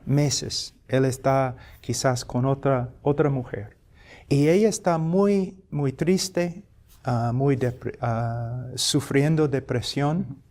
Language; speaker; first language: Spanish; non-native, fluent; English